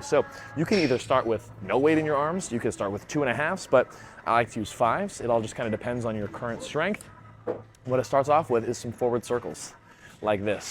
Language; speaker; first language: English; native; English